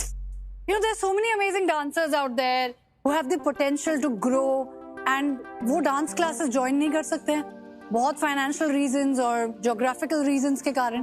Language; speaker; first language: Hindi; native; Hindi